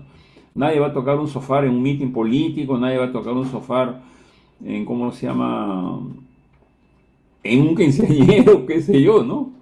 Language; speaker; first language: Spanish; native; Spanish